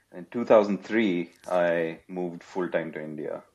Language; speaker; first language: English; non-native, local second language; Telugu